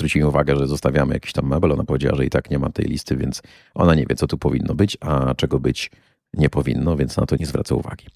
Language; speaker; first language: Polish; native; Polish